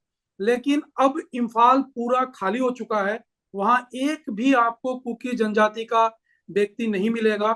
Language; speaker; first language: Hindi; native; Hindi